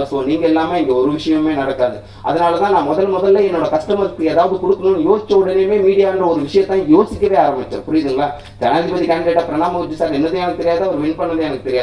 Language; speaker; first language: Tamil; native; Tamil